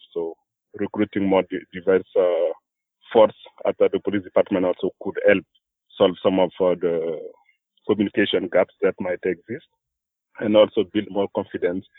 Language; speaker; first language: English; non-native, fluent; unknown